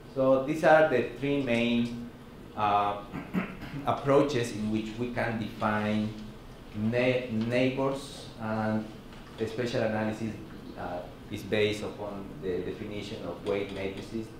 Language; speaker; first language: English; non-native, fluent; Spanish